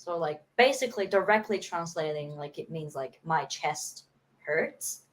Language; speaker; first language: English; non-native, fluent; Japanese